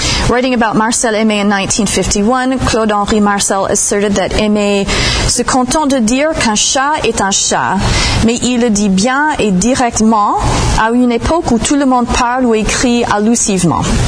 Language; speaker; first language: French; non-native, fluent; English